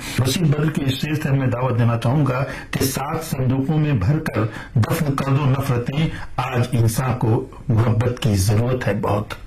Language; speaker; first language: Urdu; native; Urdu